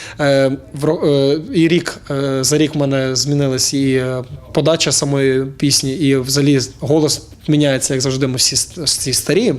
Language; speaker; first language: Ukrainian; native; Ukrainian